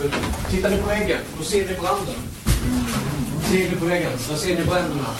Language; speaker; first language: Swedish; native; Swedish